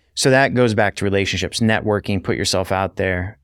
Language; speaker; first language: English; native; English